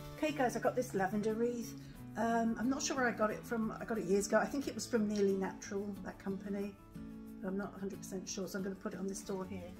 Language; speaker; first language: English; native; English